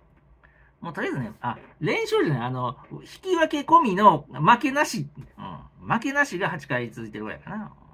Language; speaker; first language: Japanese; native; Japanese